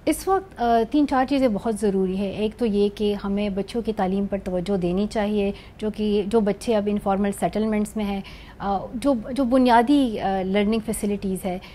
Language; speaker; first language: Urdu; non-native, local second language; Pashto